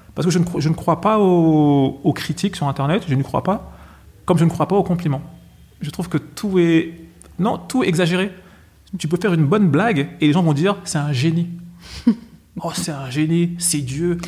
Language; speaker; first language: French; native; French